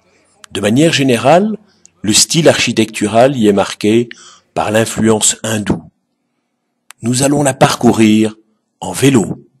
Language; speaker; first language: French; native; French